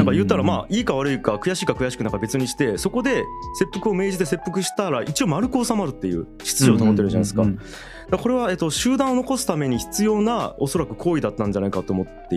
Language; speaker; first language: Japanese; native; Japanese